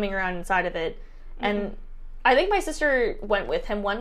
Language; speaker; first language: English; native; English